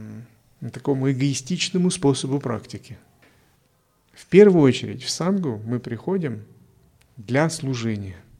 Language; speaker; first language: Russian; native; Russian